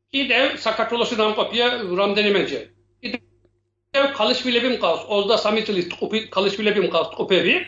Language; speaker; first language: Georgian; non-native, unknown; Turkish